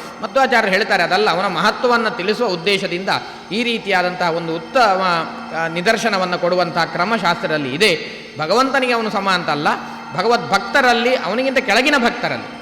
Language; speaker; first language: Kannada; native; Kannada